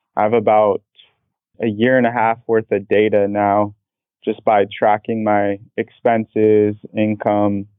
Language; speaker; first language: English; native; English